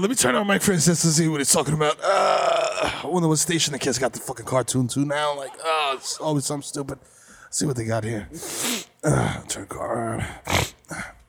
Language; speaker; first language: English; native; English